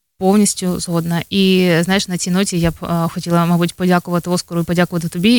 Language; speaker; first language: Ukrainian; native; Ukrainian